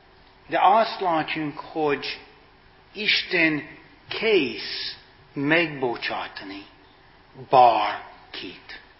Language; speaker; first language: Hungarian; non-native, fluent; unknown